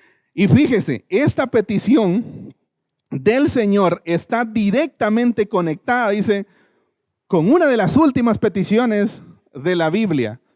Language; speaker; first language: Spanish; native; Spanish